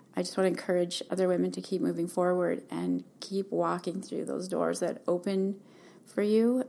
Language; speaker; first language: English; native; English